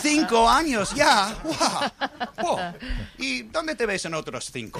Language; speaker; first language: Spanish; non-native, fluent; English